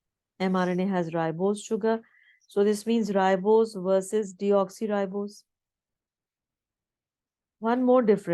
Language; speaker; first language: English; non-native, local second language; Hindi